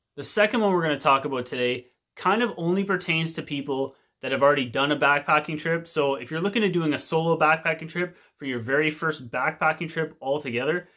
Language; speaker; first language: English; native; English